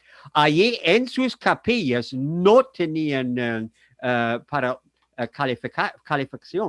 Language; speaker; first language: Spanish; non-native, fluent; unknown